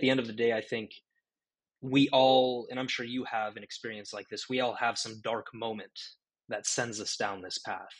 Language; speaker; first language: English; native; English